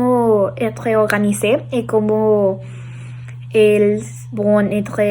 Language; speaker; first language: French; non-native, learner; Spanish